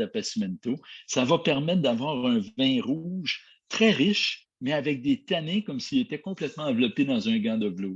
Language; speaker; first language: French; native; French